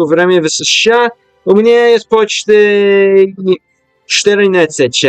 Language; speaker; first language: Russian; non-native, learner; English